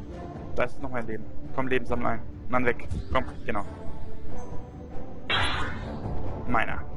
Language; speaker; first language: German; native; German